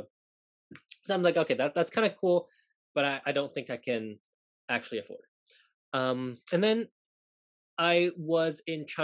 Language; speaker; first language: English; non-native, local second language; Cantonese